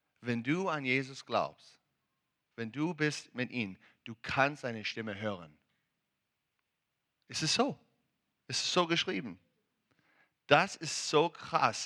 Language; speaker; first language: German; non-native, learner; English